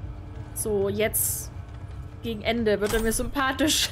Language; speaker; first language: German; native; German